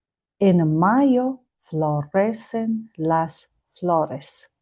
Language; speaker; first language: Spanish; non-native, fluent; Mongolian